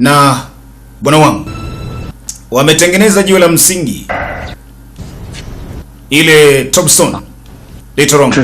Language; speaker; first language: Swahili; native; Swahili